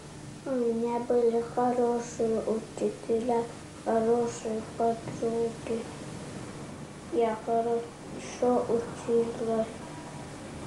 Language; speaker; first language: Russian; non-native, local second language; Chechen